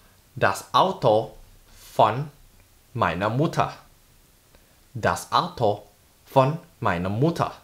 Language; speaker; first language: German; non-native, fluent; Indonesian